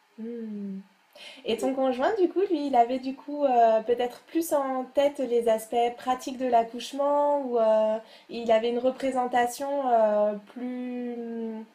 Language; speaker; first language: French; native; French